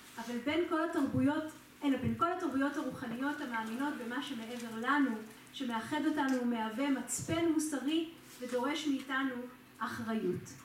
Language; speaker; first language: Hebrew; native; Hebrew